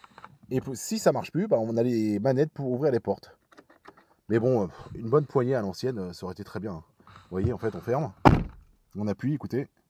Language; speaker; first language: French; native; French